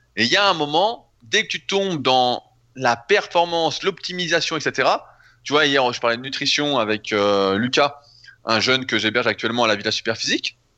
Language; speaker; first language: French; native; French